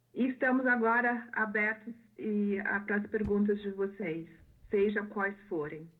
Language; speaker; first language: Portuguese; non-native, fluent; German